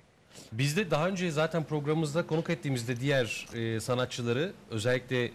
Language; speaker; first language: Turkish; native; Turkish